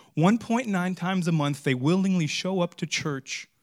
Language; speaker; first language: English; native; English